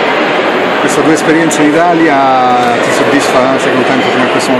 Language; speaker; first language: Italian; native; Italian